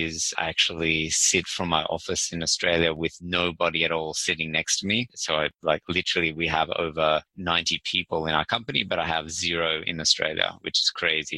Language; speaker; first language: English; native; English